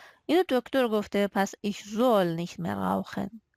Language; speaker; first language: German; non-native, fluent; Persian